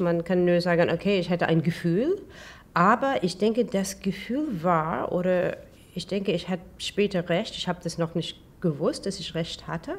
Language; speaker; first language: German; non-native, learner; English